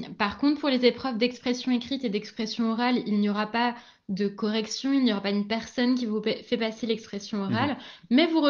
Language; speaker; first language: French; native; French